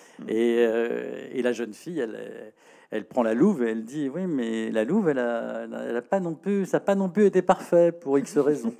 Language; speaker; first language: French; native; French